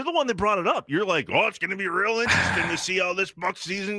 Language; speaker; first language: English; native; English